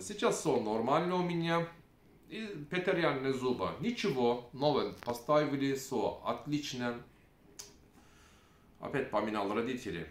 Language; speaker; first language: Russian; non-native, learner; Turkish